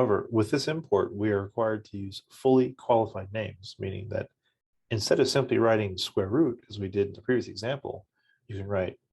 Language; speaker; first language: English; native; English